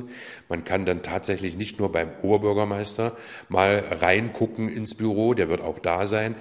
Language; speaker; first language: German; native; German